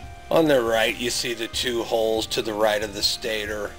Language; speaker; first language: English; native; English